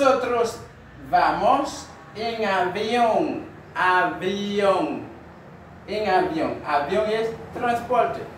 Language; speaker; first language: Spanish; non-native, fluent; Haitian Creole